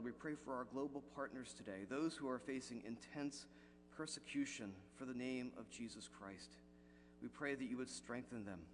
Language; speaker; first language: English; native; English